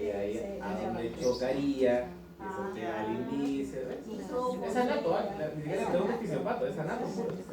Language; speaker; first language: Spanish; native; Spanish